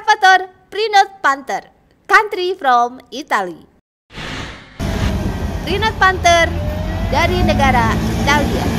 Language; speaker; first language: English; non-native, learner; Indonesian